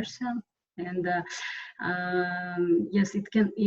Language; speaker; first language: English; non-native, learner; Russian